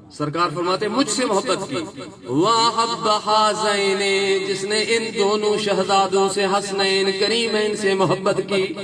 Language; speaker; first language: Urdu; non-native, local second language; Sindhi